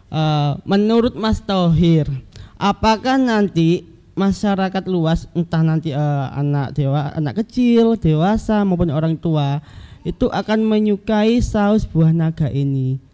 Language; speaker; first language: Indonesian; native; Indonesian